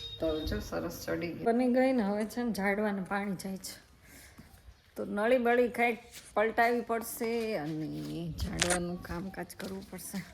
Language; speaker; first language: Gujarati; native; Gujarati